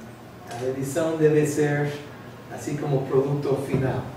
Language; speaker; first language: Portuguese; non-native, learner; English